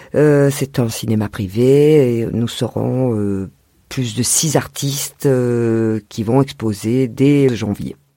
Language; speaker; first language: French; native; French